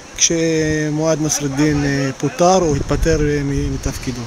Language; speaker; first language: Hebrew; non-native, local second language; Arabic